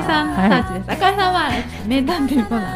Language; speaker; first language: Japanese; native; Japanese